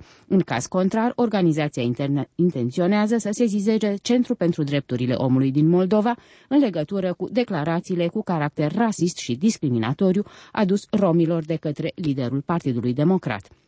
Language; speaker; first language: Romanian; native; Romanian